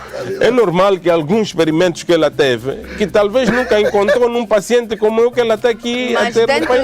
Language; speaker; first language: Portuguese; native; Portuguese